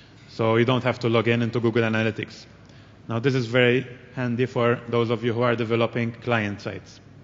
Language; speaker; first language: English; non-native, local second language; Maltese